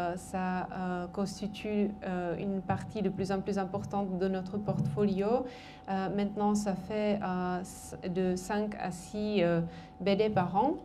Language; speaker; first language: French; non-native, fluent; Czech